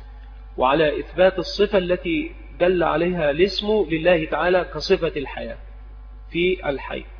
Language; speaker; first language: Arabic; native; Arabic